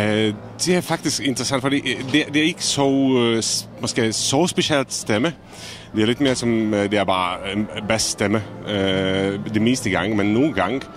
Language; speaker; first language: Danish; non-native, fluent; Czech